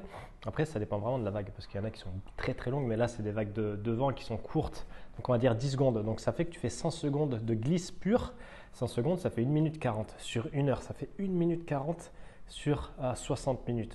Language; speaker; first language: French; native; French